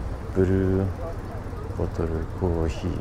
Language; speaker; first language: Japanese; non-native, learner; English